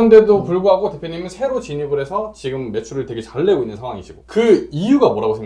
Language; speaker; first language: Korean; native; Korean